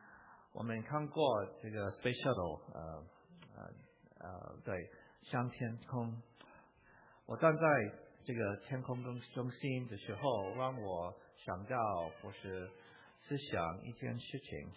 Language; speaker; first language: Chinese; non-native, fluent; English